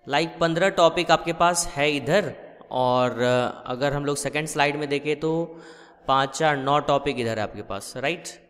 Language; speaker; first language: Hindi; native; Hindi